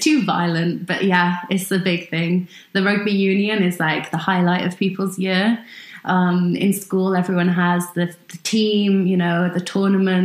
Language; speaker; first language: English; native; English